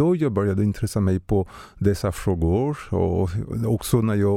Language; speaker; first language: Swedish; non-native, fluent; French